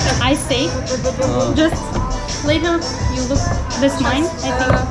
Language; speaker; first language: English; non-native, learner; Russian